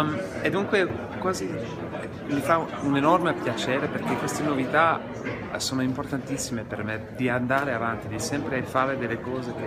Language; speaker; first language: Italian; non-native, fluent; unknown